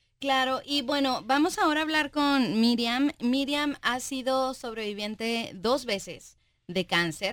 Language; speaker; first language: Spanish; native; Spanish